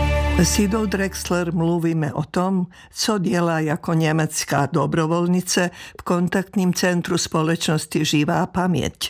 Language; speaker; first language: Czech; non-native, fluent; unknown